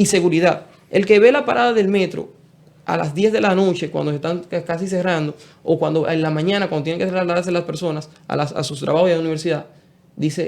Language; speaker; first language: Spanish; native; Spanish